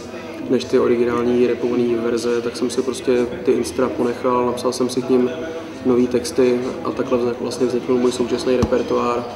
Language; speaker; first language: Czech; native; Czech